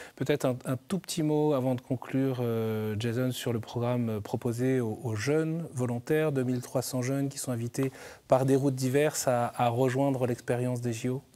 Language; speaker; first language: French; native; French